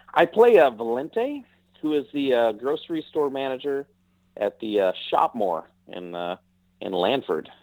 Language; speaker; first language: English; native; English